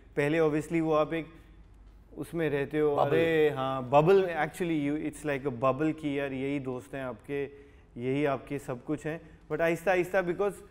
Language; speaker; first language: Hindi; native; Hindi